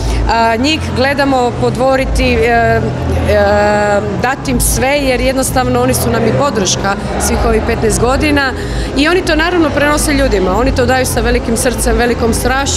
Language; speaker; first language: Croatian; native; Croatian